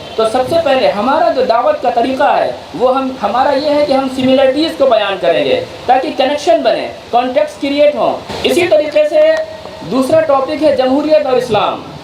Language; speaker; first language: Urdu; native; Urdu